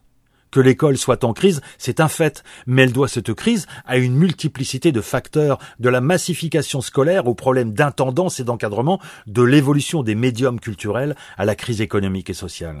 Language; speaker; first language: French; native; French